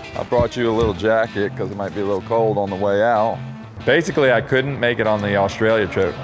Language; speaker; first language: English; native; English